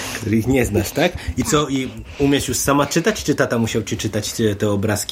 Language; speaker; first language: Polish; native; Polish